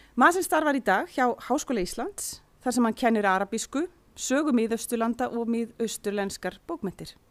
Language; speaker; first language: Icelandic; native; Icelandic